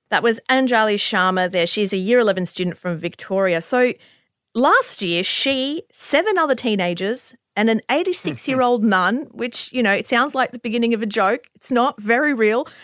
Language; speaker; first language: English; native; English